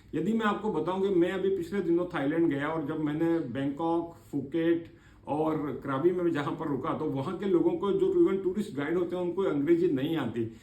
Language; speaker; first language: Hindi; native; Hindi